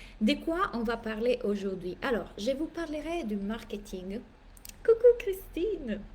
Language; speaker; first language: French; non-native, fluent; Italian